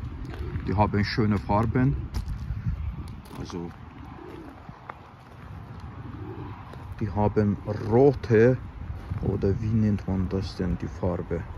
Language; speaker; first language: German; non-native, fluent; Azerbaijani